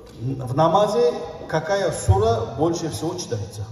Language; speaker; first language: Russian; non-native, local second language; Kumyk